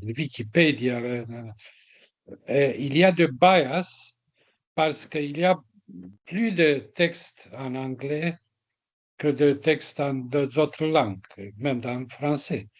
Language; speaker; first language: French; non-native, fluent; Romanian